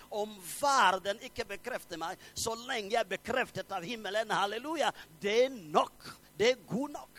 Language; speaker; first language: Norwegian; non-native, fluent; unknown